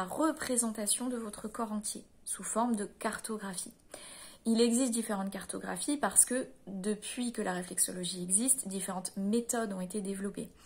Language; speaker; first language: French; native; French